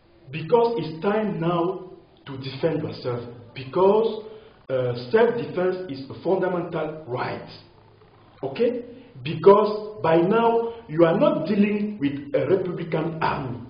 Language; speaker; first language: English; non-native, local second language; French